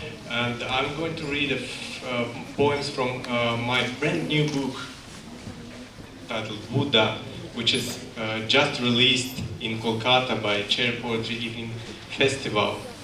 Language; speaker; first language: English; non-native, fluent; Russian